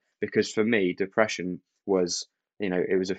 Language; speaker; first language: English; native; English